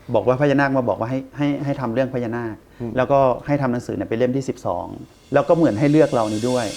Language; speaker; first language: Thai; native; Thai